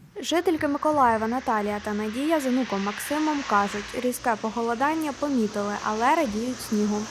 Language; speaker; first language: Ukrainian; native; Ukrainian